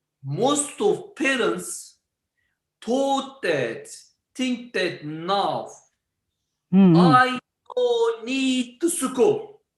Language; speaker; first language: English; non-native, learner; Turkish